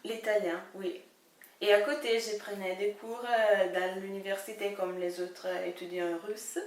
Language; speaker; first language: French; non-native, fluent; Italian